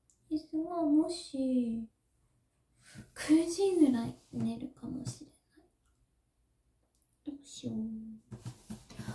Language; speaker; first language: Japanese; non-native, learner; English